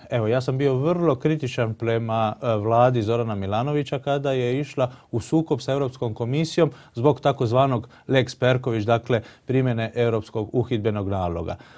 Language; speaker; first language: Croatian; early bilingual, heritage; Croatian